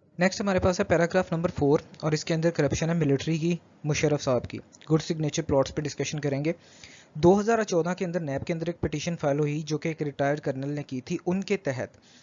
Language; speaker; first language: Urdu; native; Urdu